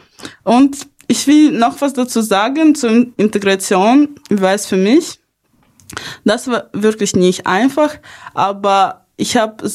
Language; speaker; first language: German; early bilingual, other home language; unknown